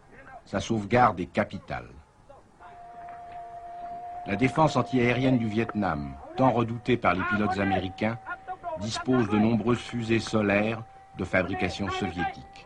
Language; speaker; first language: French; native; French